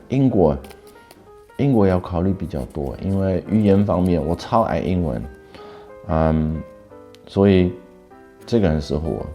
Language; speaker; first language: Chinese; non-native, fluent; Dutch